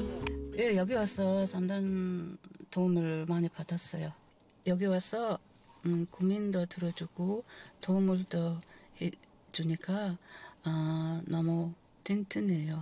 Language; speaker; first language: Korean; non-native, learner; Mongolian